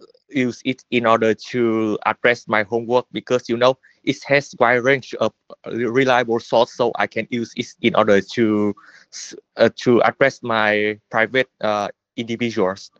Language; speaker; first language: English; non-native, learner; Vietnamese